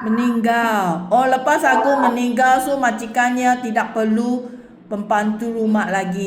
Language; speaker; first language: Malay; non-native, local second language; Chinese